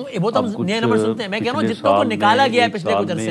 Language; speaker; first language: Urdu; native; Urdu